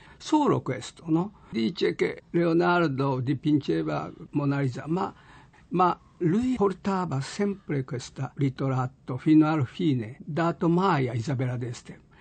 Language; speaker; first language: Italian; non-native, learner; Japanese